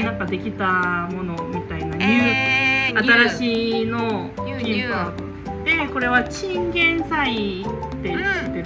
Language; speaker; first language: Japanese; non-native, fluent; Korean